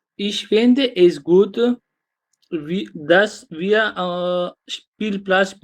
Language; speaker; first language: German; non-native, learner; Urdu